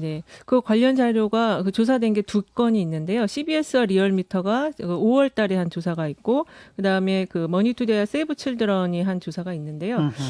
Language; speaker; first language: Korean; native; Korean